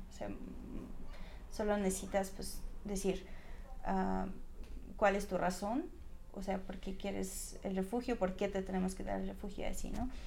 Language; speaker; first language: Spanish; non-native, fluent; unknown